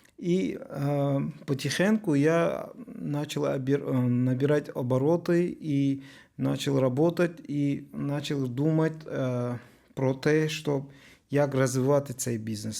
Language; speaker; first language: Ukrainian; non-native, learner; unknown